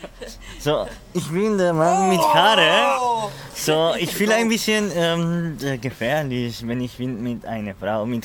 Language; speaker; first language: German; non-native, learner; Spanish